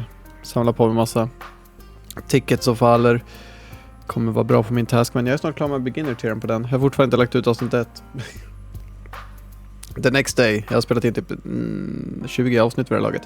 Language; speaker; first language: Swedish; native; Swedish